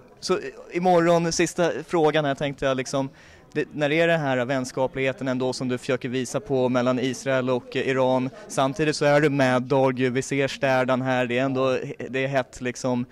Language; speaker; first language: Swedish; native; Swedish